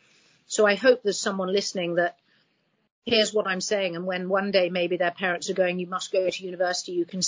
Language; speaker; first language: English; native; English